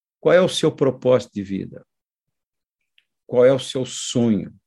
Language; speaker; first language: Portuguese; native; Portuguese